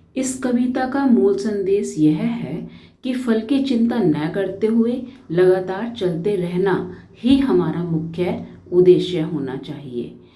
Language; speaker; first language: Hindi; native; Hindi